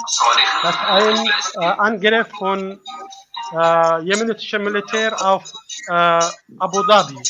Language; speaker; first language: German; non-native, learner; Arabic